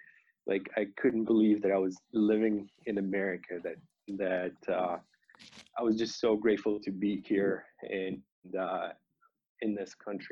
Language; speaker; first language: English; non-native, fluent; Romanian